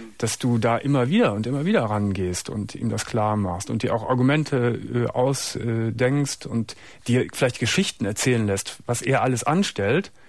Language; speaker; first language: German; native; German